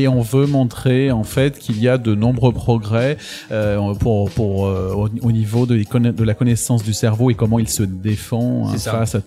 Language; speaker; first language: French; native; French